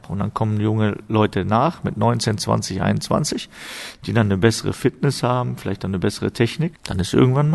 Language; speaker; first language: German; native; German